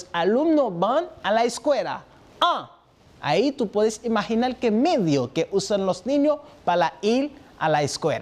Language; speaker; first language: Spanish; non-native, fluent; French